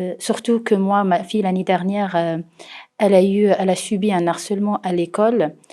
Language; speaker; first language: French; non-native, fluent; Arabic